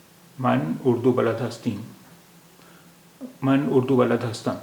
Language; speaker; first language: Persian; non-native, fluent; Urdu